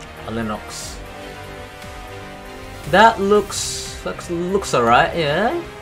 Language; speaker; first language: English; native; English